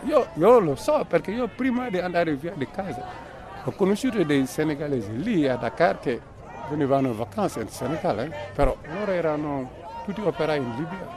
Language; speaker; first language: Italian; non-native, fluent; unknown